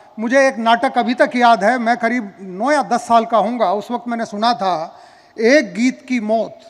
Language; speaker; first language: Hindi; native; Hindi